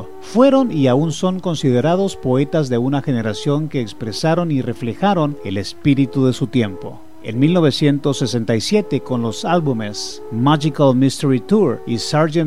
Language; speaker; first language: Spanish; native; Spanish